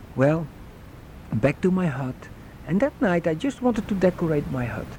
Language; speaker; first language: English; non-native, fluent; Dutch